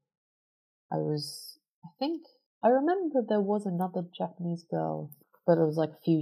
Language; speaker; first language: English; native; English